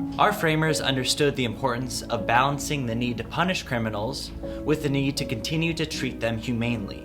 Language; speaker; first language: English; native; English